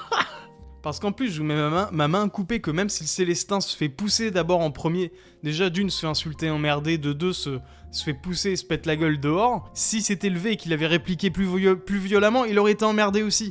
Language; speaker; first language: French; native; French